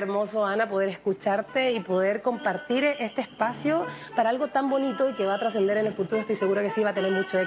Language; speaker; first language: Spanish; native; Spanish